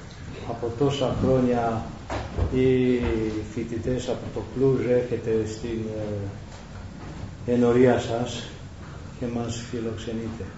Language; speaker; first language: Greek; non-native, learner; Romanian